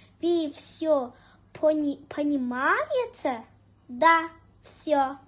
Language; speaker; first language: Russian; non-native, learner; Turkish